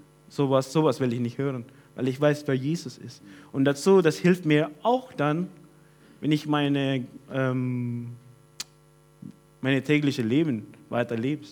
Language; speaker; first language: German; non-native, fluent; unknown